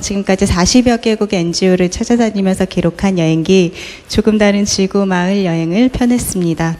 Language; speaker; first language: Korean; native; Korean